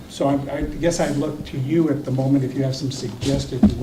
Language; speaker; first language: English; early bilingual, other home language; Spanish